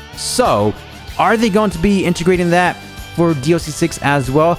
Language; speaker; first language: English; native; English